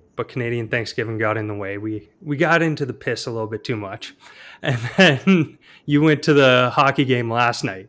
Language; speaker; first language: English; native; English